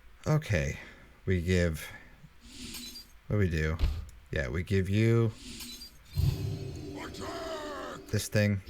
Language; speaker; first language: English; native; English